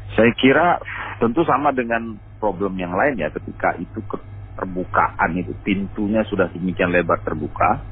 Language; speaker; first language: Indonesian; native; Indonesian